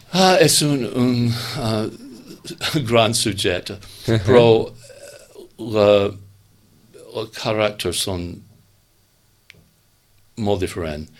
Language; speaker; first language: Catalan; non-native, learner; English